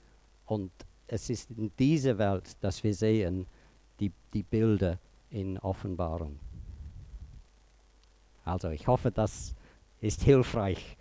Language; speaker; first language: German; non-native, fluent; English